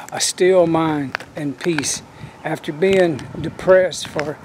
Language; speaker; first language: English; native; English